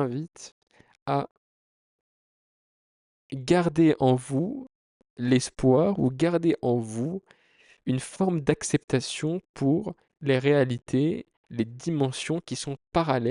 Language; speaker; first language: French; native; French